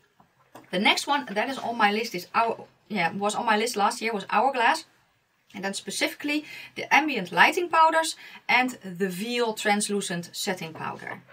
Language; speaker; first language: English; non-native, fluent; Dutch